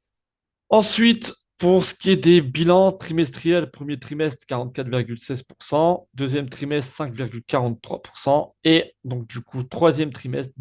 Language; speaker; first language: French; native; French